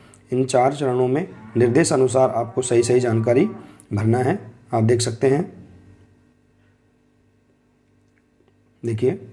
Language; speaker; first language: Hindi; native; Hindi